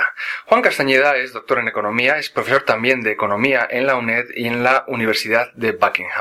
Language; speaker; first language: Spanish; native; Spanish